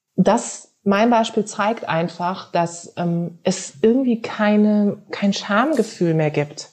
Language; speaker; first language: German; native; German